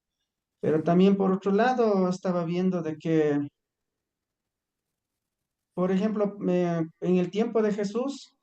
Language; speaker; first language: Spanish; non-native, local second language; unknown